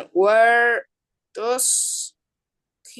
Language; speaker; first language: English; non-native, learner; Spanish